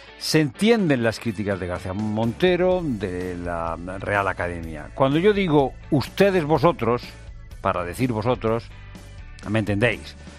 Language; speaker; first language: Spanish; native; Spanish